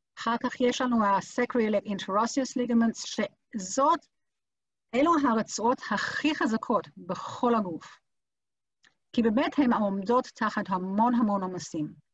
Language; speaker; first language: Hebrew; native; Hebrew